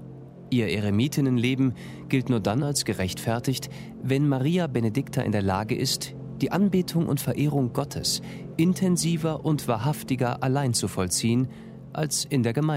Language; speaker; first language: German; native; German